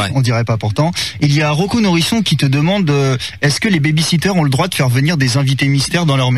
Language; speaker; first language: French; native; French